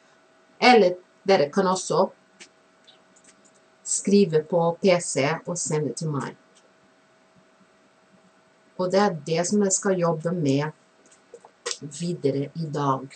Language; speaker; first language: Norwegian; non-native, fluent; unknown